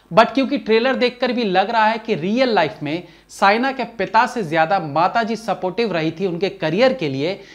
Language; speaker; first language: Hindi; native; Hindi